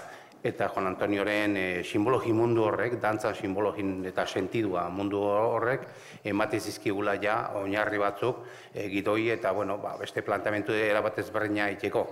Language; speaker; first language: Basque; non-native, local second language; Spanish